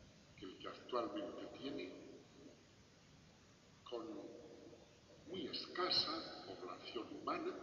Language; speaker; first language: Spanish; native; Spanish